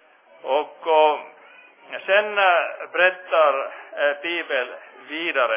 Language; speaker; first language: Swedish; non-native, fluent; Finnish